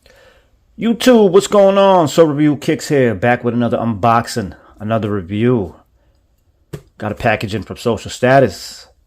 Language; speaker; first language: English; native; English